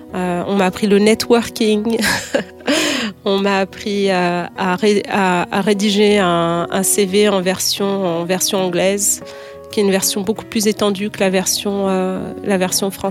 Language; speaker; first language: French; native; French